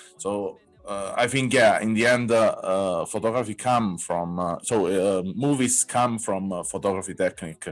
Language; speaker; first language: English; non-native, fluent; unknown